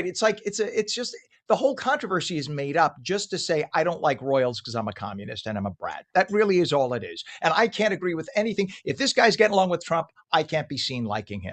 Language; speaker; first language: English; native; English